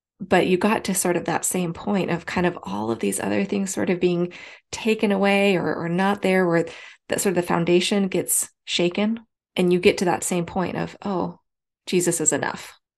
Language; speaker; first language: English; native; English